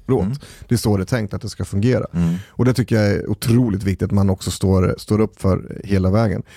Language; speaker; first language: Swedish; native; Swedish